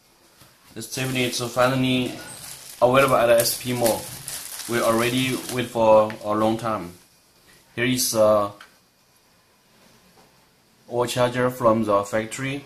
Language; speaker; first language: English; non-native, learner; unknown